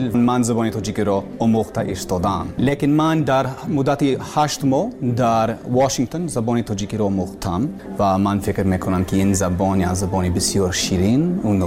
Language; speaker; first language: Persian; non-native, learner; English